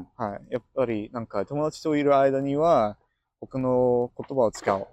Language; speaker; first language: Japanese; non-native, fluent; English